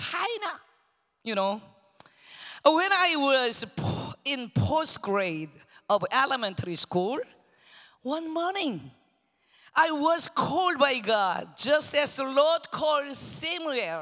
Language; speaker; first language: English; non-native, learner; Korean